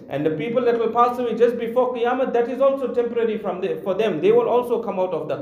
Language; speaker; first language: English; non-native, local second language; Urdu